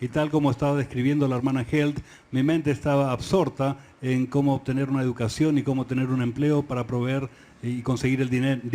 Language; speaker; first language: Spanish; native; Spanish